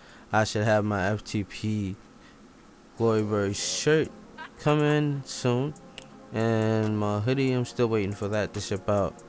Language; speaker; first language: English; native; English